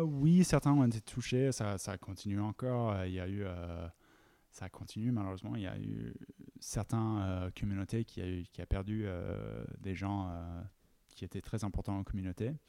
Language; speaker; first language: French; non-native, fluent; English